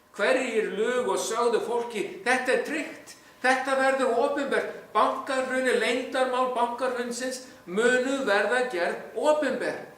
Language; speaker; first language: Icelandic; non-native, fluent; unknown